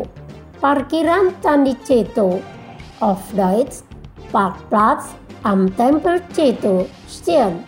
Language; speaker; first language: German; non-native, fluent; Indonesian